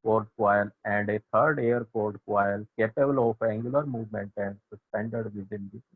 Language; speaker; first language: English; non-native, local second language; Punjabi